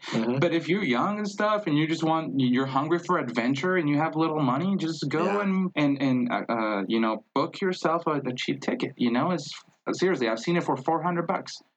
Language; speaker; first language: English; non-native, fluent; Spanish